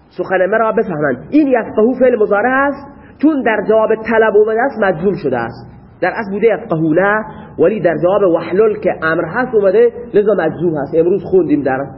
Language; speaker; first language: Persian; non-native, local second language; Baluchi